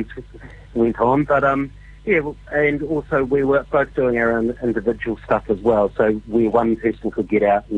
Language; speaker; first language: English; native; English